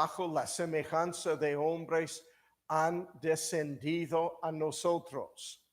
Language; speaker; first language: Spanish; non-native, fluent; English